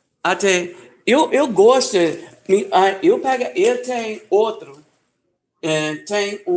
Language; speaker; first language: Portuguese; non-native, learner; English